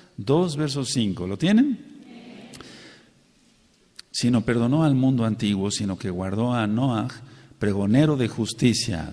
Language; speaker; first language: Spanish; native; Spanish